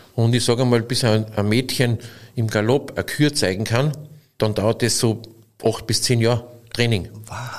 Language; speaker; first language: German; native; German